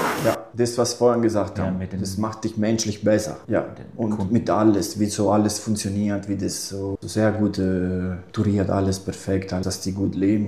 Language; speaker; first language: German; non-native, fluent; Italian